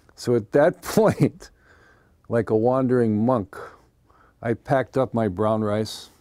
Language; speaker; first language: English; native; English